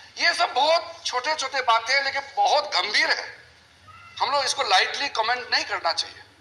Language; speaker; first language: Hindi; non-native, local second language; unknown